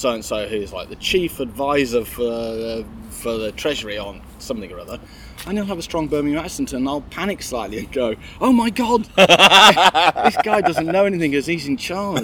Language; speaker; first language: English; native; English